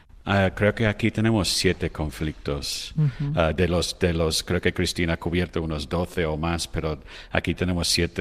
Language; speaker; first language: Spanish; non-native, fluent; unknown